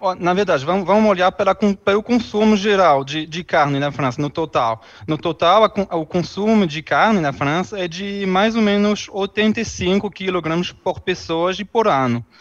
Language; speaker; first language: Portuguese; non-native, fluent; French